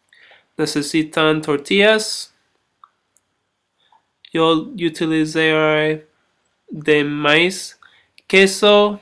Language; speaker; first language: Spanish; non-native, learner; English